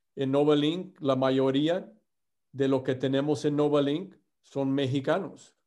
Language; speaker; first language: Spanish; non-native, fluent; English